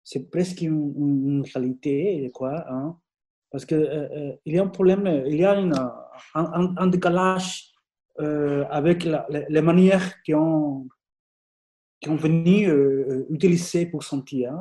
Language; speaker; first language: French; non-native, fluent; Spanish